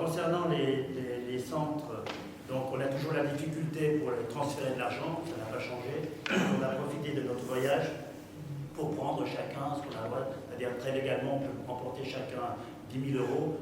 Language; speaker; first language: French; native; French